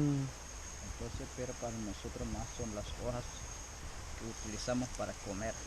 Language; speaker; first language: Spanish; non-native, local second language; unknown